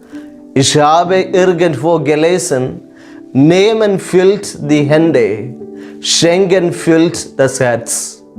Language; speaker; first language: German; non-native, fluent; Malayalam